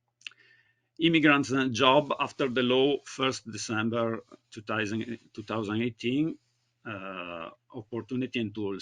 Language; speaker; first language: English; non-native, learner; Italian